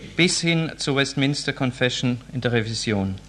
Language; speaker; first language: German; native; German